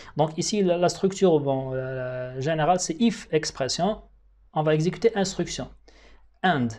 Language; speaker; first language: French; non-native, local second language; Arabic